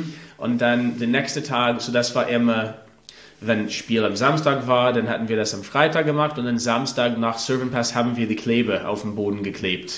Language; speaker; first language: German; non-native, learner; English